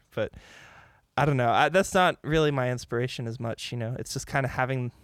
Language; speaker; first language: English; native; English